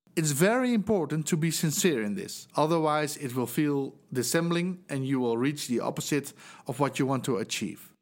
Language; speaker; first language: English; non-native, fluent; Dutch